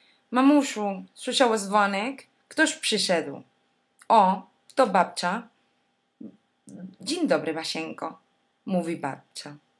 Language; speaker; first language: Polish; non-native, learner; Spanish